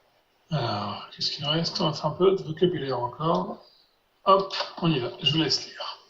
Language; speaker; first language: French; non-native, fluent; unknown